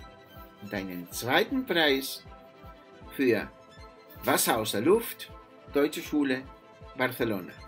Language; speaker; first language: German; non-native, fluent; Spanish